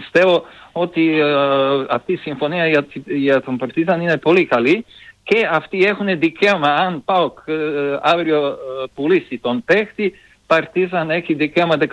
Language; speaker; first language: Greek; non-native, fluent; Serbian